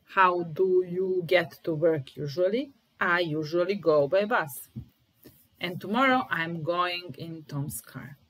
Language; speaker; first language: English; non-native, fluent; Serbian